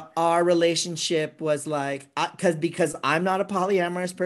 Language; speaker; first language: English; native; English